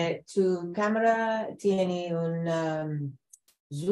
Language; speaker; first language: Spanish; non-native, learner; English